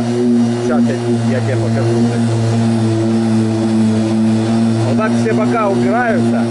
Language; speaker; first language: Russian; native; Russian